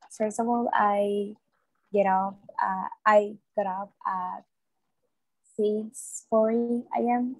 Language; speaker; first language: English; non-native, learner; Spanish